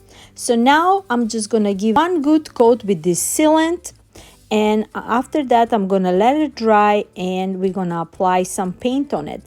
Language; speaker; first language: English; non-native, fluent; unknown